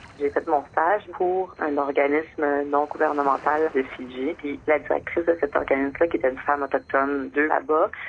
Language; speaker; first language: French; native; French